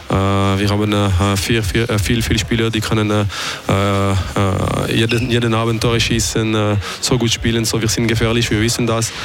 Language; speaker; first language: German; non-native, local second language; French